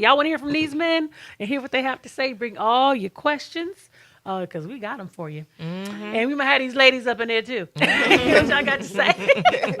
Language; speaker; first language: English; native; English